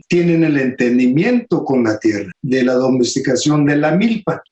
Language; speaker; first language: Spanish; native; Spanish